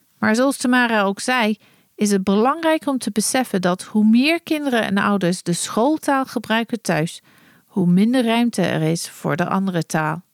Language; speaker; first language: Dutch; non-native, fluent; English